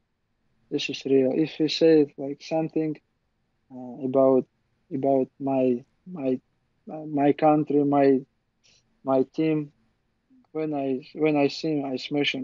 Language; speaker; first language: English; non-native, learner; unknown